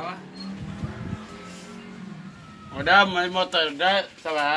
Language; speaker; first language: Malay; non-native, local second language; Sundanese